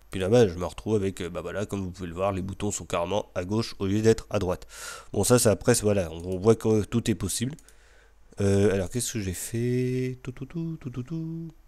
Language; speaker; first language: French; native; French